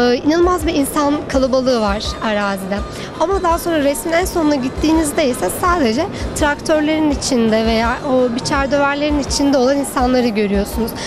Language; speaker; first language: Turkish; native; Turkish